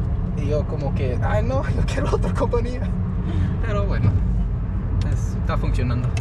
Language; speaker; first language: Spanish; non-native, fluent; English